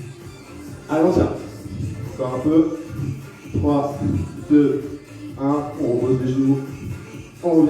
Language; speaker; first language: French; native; French